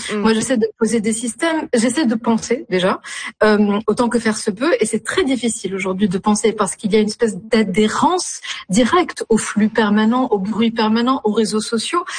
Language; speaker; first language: French; non-native, local second language; Arabic